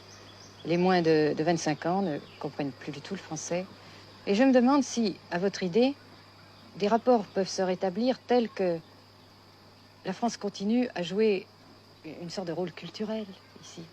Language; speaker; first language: French; native; French